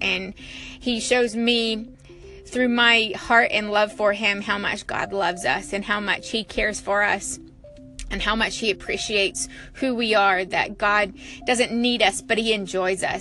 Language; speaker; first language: English; native; English